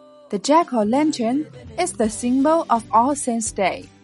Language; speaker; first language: English; non-native, fluent; Chinese